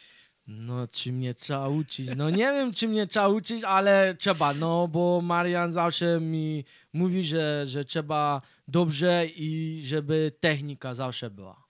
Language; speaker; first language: Polish; early bilingual, heritage; Polish